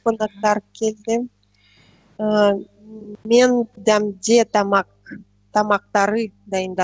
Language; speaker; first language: Kazakh; non-native, learner; Russian